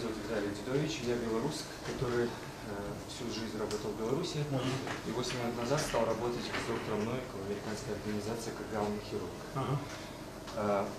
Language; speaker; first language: Russian; native; Russian